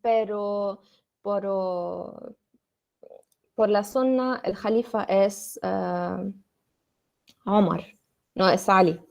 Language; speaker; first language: Spanish; non-native, learner; Arabic